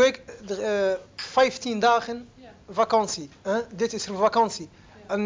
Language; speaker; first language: Dutch; non-native, learner; Arabic